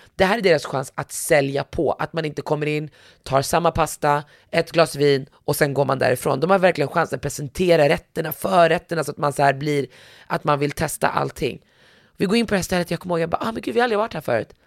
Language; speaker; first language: Swedish; early bilingual, other home language; Arabic